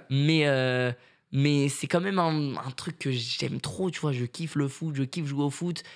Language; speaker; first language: French; native; French